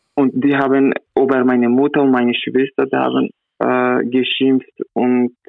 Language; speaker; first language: German; non-native, learner; Arabic